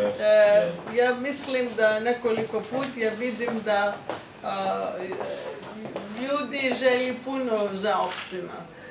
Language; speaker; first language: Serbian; non-native, learner; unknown